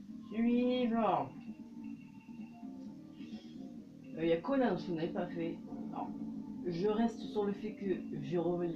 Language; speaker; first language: French; native; French